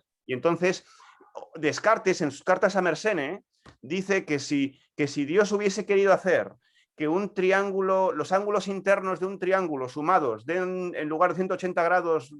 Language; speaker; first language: Spanish; native; Spanish